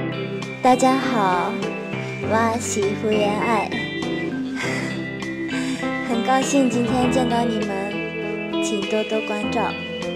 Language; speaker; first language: Chinese; non-native, fluent; Japanese